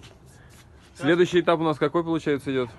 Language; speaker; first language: Russian; native; Russian